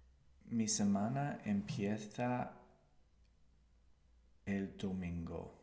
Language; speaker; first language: Spanish; non-native, learner; English